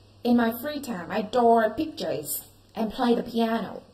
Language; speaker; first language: English; non-native, fluent; Vietnamese